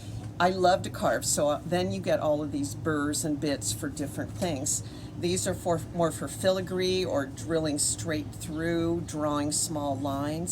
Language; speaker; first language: English; native; English